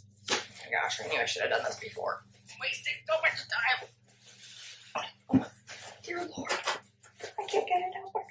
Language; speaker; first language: English; native; English